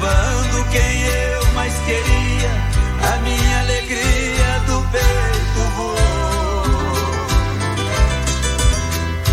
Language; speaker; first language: Portuguese; native; Portuguese